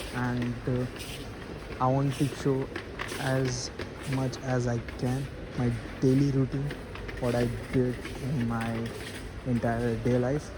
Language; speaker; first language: English; non-native, local second language; Hindi